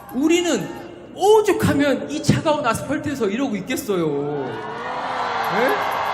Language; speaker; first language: Korean; native; Korean